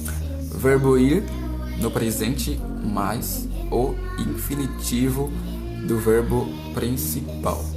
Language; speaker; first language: Portuguese; non-native, learner; Haitian Creole